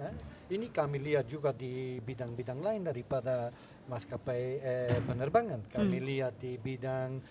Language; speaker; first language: Indonesian; non-native, fluent; Dutch